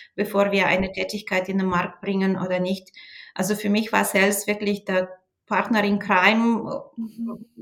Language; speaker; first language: German; non-native, fluent; Bulgarian